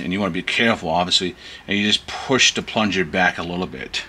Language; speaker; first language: English; native; English